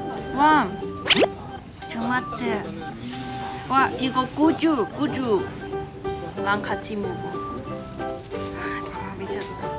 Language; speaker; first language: Korean; non-native, learner; Cantonese